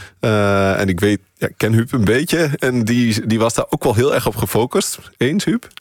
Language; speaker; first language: Dutch; native; Dutch